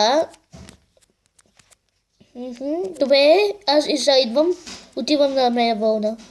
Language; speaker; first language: Bulgarian; native; Bulgarian